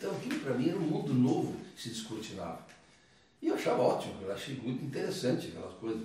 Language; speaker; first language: Portuguese; early bilingual, other home language; Italian